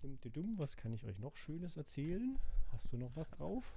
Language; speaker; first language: German; native; German